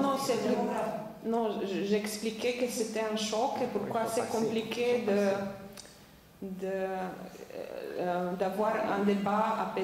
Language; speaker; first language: French; non-native, fluent; Slovenian